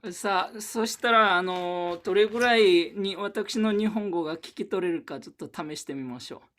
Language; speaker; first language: Japanese; non-native, fluent; Korean